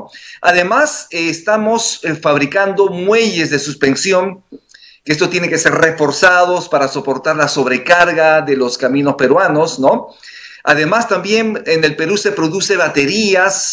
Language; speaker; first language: Spanish; native; Spanish